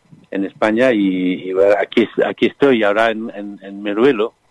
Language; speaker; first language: Spanish; non-native, fluent; Morisyen